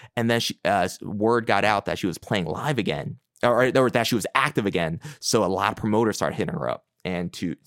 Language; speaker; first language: English; native; English